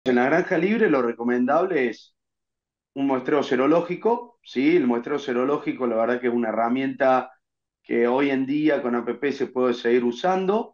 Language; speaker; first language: Spanish; native; Spanish